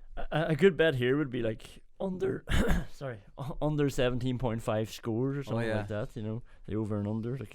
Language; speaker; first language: English; native; English